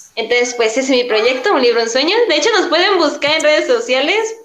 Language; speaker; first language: Spanish; native; Spanish